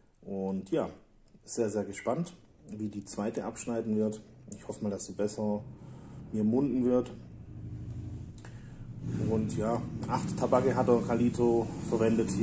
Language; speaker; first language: German; native; German